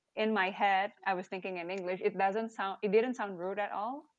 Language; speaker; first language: English; non-native, fluent; Indonesian